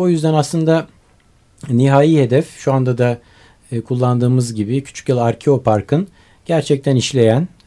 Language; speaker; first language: Turkish; native; Turkish